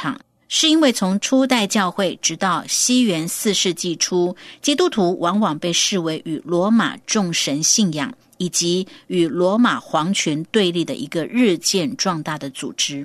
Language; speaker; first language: Chinese; native; Chinese